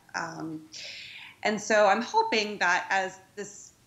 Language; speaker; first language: English; native; English